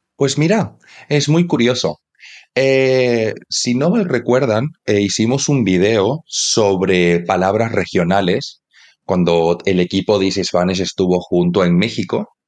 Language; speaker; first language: Spanish; native; Spanish